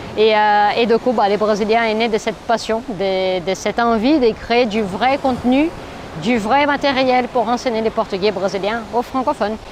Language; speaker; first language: French; non-native, fluent; Portuguese